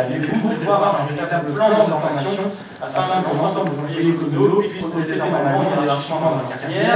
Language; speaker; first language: French; native; French